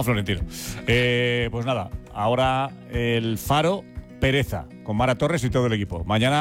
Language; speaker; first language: Spanish; native; Spanish